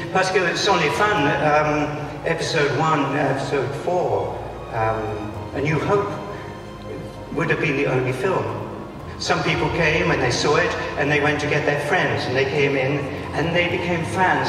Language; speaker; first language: English; native; English